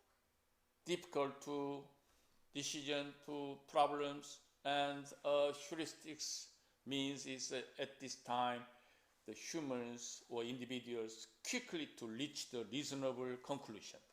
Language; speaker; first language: English; non-native, fluent; Korean